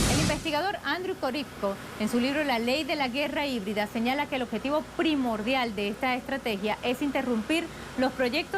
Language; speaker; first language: Spanish; native; Spanish